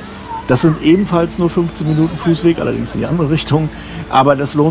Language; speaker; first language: German; native; German